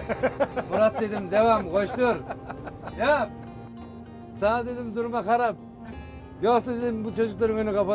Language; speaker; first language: Turkish; native; Turkish